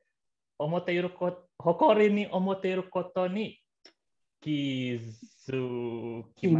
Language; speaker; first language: Japanese; non-native, learner; Indonesian